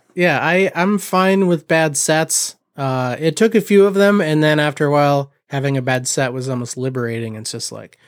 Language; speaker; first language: English; native; English